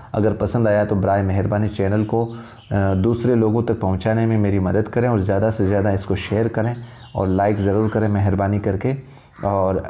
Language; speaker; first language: Urdu; native; Urdu